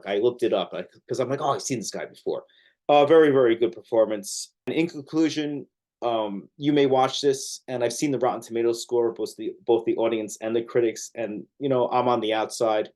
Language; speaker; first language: English; native; English